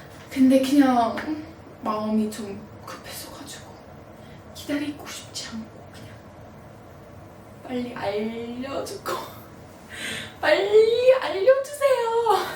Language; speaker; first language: Korean; non-native, fluent; English